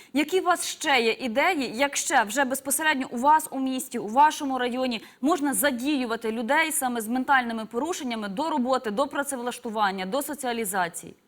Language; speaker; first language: Ukrainian; native; Ukrainian